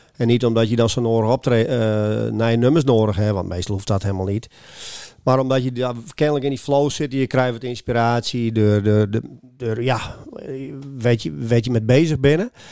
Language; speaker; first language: Dutch; native; Dutch